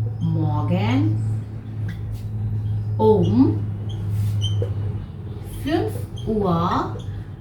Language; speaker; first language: German; non-native, fluent; Hindi